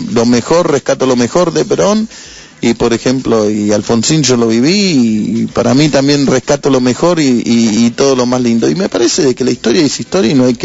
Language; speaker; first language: Spanish; native; Spanish